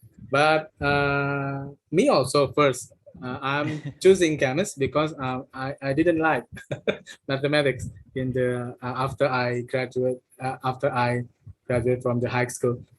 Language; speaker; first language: English; non-native, fluent; Indonesian